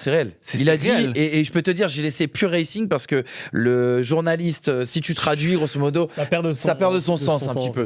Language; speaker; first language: French; native; French